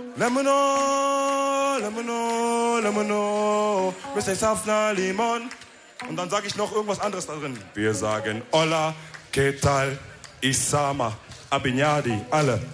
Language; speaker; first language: German; early bilingual, other home language; Wolof